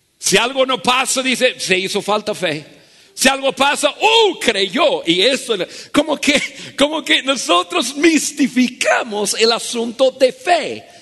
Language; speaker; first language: Spanish; non-native, fluent; English